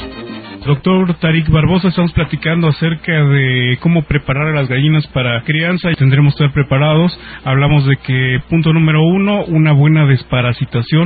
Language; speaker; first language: Spanish; native; Spanish